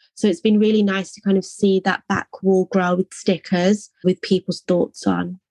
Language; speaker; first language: English; native; English